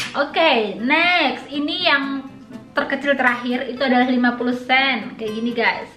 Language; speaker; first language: Indonesian; native; Indonesian